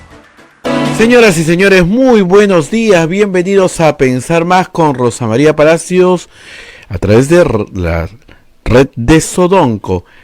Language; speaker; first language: Spanish; native; Spanish